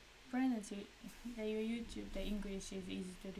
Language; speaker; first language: English; non-native, learner; Japanese